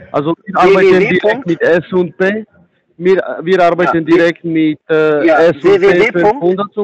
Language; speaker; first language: German; non-native, fluent; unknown